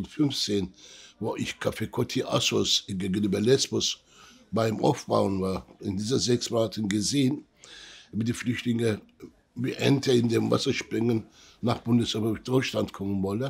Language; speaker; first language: German; early bilingual, other home language; Turkish